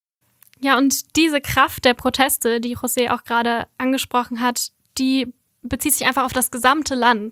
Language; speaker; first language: German; native; German